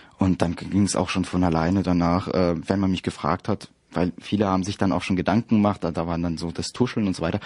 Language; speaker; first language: German; early bilingual, other home language; French